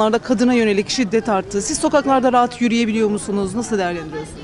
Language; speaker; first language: Turkish; native; Turkish